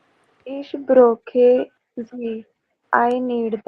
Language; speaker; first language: German; non-native, learner; Hindi